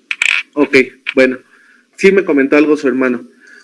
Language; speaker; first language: Spanish; native; Spanish